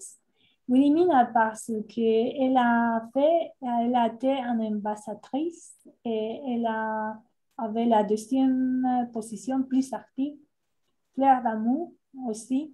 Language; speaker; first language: French; non-native, fluent; Spanish